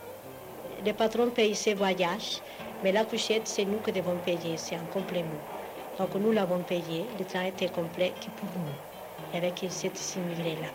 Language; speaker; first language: French; non-native, fluent; Spanish